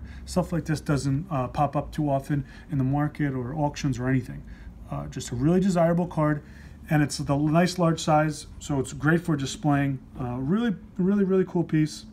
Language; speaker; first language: English; native; English